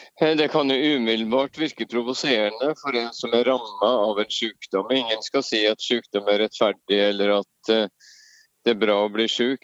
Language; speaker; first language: Norwegian; native; Norwegian